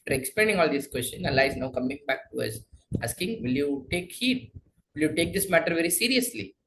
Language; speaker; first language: English; non-native, local second language; Tamil